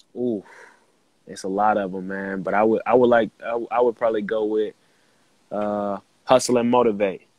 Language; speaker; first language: English; native; English